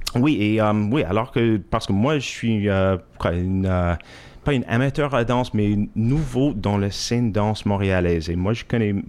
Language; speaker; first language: French; non-native, learner; English